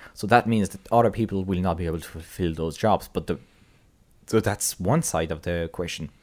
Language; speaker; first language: English; non-native, fluent; French